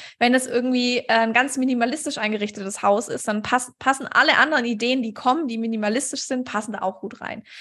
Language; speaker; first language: German; native; German